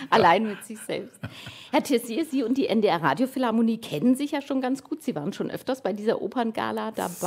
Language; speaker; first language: German; native; German